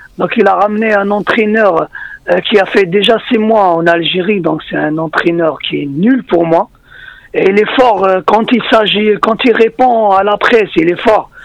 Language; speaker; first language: French; non-native, local second language; Arabic